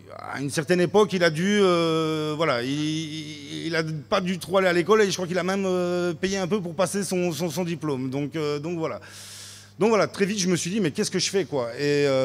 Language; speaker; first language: French; native; French